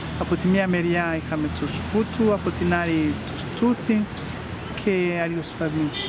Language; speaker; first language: Greek; non-native, fluent; Rundi